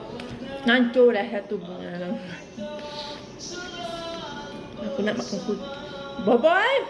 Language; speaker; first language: Malay; native; Malay